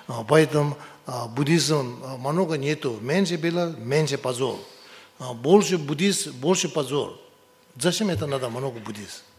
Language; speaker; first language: Russian; non-native, learner; Tibetan